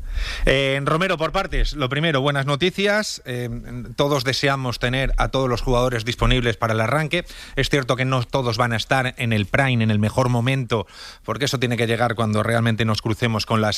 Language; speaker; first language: Spanish; native; Spanish